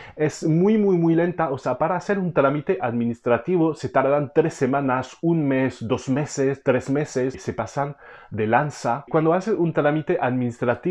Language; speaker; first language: Spanish; non-native, fluent; French